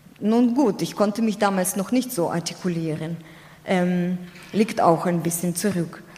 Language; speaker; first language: German; non-native, fluent; Ukrainian